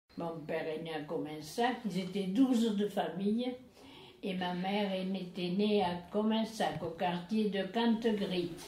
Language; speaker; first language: French; native; French